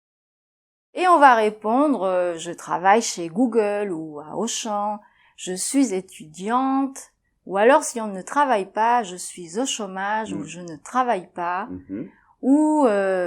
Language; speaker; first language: French; native; French